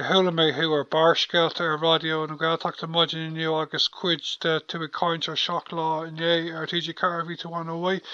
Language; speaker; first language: Irish; non-native, local second language; English